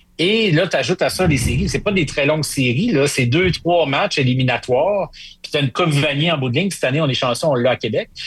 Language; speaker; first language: French; native; French